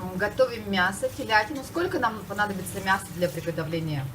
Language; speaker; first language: Russian; native; Russian